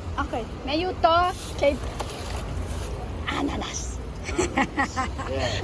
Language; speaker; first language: Italian; non-native, learner; Filipino